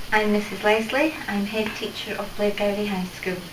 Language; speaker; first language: English; native; English